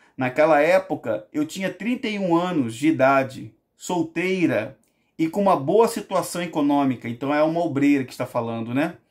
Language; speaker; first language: Portuguese; native; Portuguese